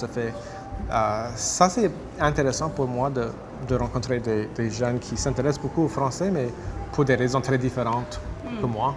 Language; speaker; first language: French; non-native, local second language; English